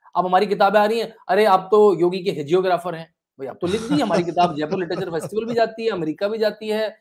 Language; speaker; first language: Hindi; native; Hindi